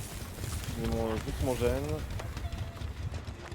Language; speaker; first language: French; native; French